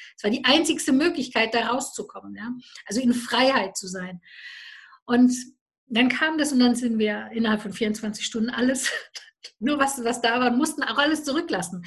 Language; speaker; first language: German; native; German